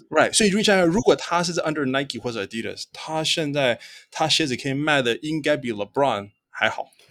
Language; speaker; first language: Chinese; early bilingual, heritage; Chinese